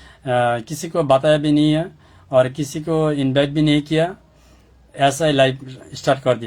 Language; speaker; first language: Hindi; non-native, learner; Bangla